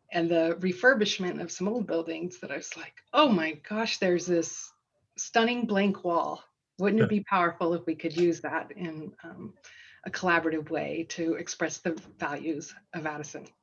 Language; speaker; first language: English; non-native, fluent; Danish